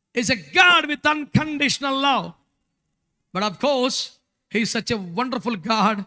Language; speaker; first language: English; non-native, local second language; Telugu